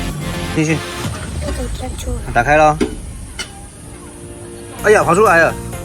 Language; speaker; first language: Chinese; native; Chinese